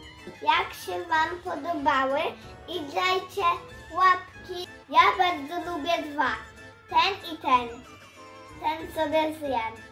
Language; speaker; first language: Polish; early bilingual, heritage; Polish